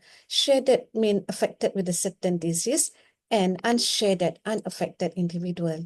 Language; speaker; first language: English; non-native, local second language; Malay